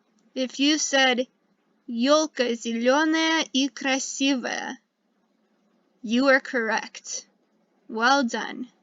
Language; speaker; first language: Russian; non-native, fluent; English